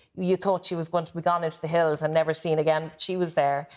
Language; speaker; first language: English; native; English